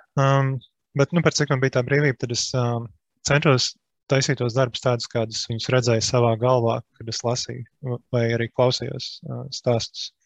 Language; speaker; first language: Latvian; native; Latvian